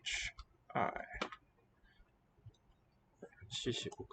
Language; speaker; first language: Chinese; non-native, learner; English